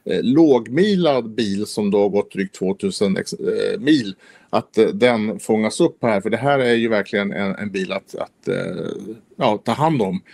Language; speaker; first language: Swedish; native; Swedish